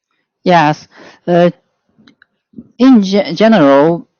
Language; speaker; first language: English; non-native, learner; Chinese